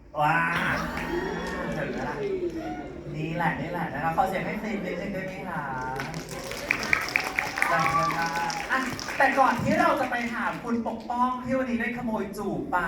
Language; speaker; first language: Thai; native; Thai